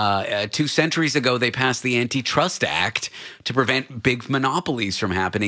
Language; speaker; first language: English; native; English